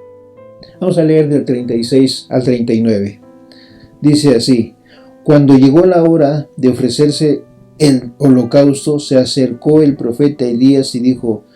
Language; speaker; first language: Spanish; native; Spanish